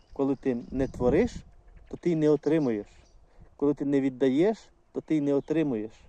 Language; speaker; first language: Ukrainian; non-native, local second language; Russian